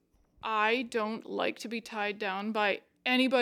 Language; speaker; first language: English; native; English